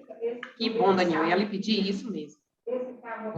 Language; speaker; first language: Portuguese; native; Portuguese